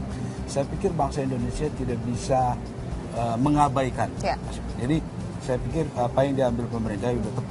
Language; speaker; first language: Indonesian; native; Indonesian